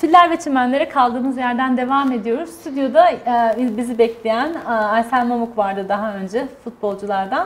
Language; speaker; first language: Turkish; native; Turkish